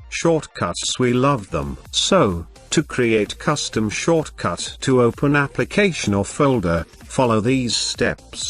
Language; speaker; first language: English; non-native, fluent; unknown